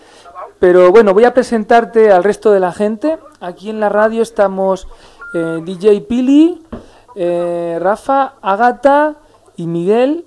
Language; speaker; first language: Spanish; native; Spanish